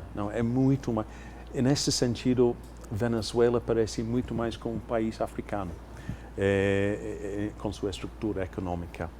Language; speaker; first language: Portuguese; non-native, fluent; English